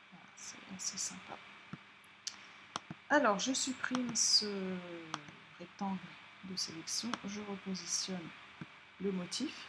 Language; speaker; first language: French; native; French